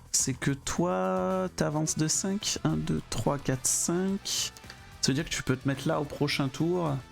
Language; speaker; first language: French; native; French